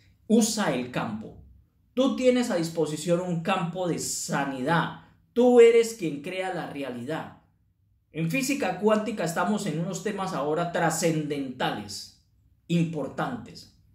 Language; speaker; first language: Spanish; native; Spanish